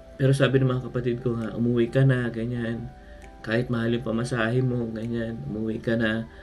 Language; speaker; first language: Filipino; native; Filipino